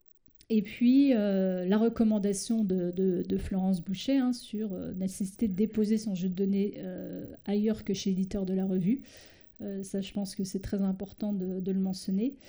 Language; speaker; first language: French; native; French